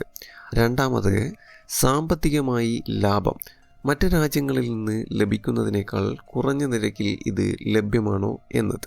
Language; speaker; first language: Malayalam; native; Malayalam